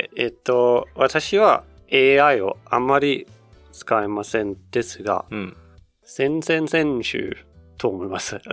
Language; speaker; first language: Japanese; non-native, learner; Danish